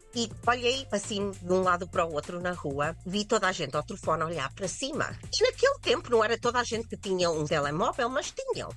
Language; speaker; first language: Portuguese; early bilingual, heritage; English